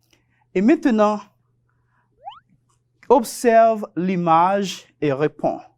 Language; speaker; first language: French; non-native, fluent; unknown